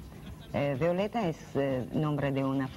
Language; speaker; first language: Spanish; non-native, learner; Russian